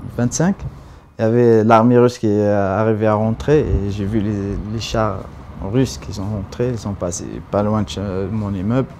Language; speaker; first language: French; non-native, local second language; Arabic